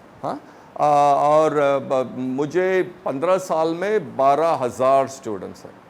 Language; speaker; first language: Hindi; non-native, local second language; Tamil